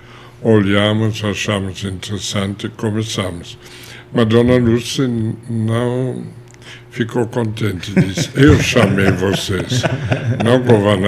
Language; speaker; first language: Portuguese; non-native, fluent; German